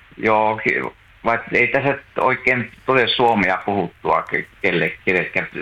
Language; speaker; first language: Finnish; native; Finnish